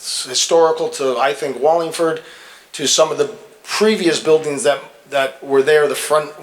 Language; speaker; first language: English; native; English